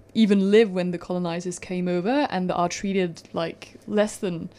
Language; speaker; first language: English; non-native, fluent; French